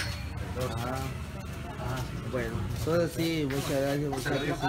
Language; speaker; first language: Spanish; native; Spanish